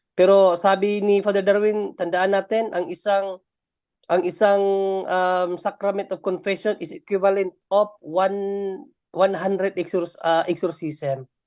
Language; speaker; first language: Filipino; non-native, local second language; Cebuano